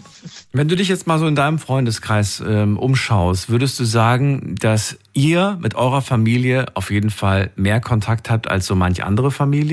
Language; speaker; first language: German; native; German